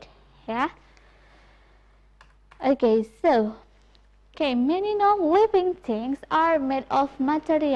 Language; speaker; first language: English; non-native, fluent; Indonesian